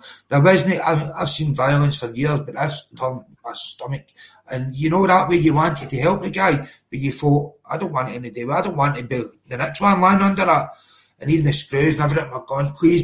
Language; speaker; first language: English; native; English